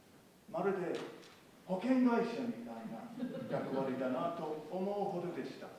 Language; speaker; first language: Japanese; non-native, fluent; English